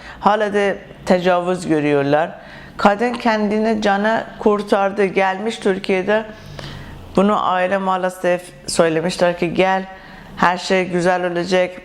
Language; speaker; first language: Turkish; non-native, learner; Persian